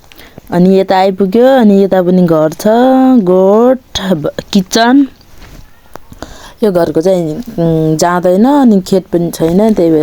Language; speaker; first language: Nepali; non-native, local second language; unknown